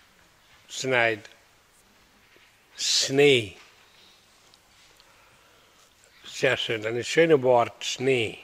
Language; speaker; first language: German; non-native, learner; Hindi